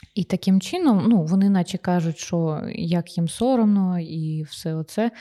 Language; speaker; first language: Ukrainian; native; Ukrainian